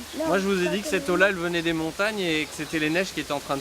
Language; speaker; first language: French; native; French